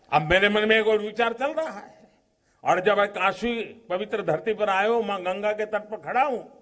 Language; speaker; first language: Hindi; non-native, local second language; Gujarati